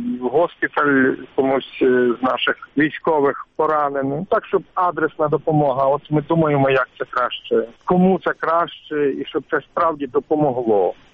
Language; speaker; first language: Ukrainian; native; Ukrainian